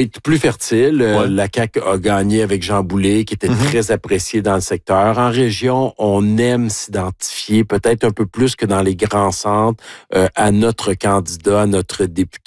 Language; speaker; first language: French; native; French